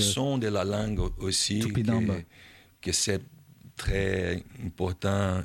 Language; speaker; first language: French; non-native, learner; Portuguese